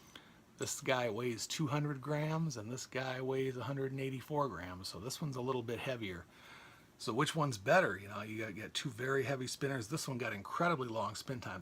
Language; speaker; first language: English; native; English